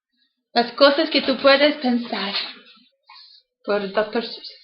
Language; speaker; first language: Spanish; non-native, learner; English